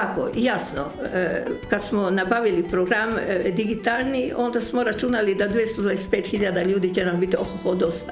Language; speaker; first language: Croatian; native; Croatian